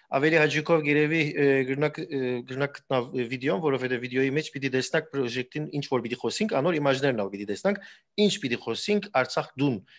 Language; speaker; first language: Armenian; early bilingual, heritage; Armenian